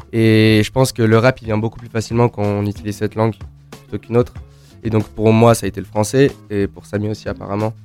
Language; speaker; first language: French; native; French